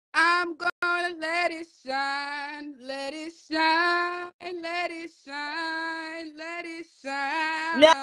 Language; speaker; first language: English; native; English